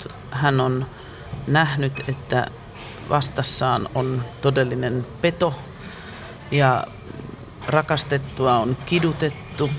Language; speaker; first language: Finnish; native; Finnish